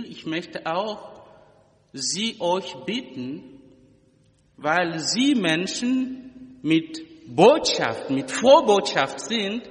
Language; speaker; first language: German; non-native, fluent; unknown